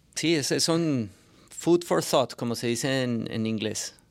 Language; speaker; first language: Spanish; native; Spanish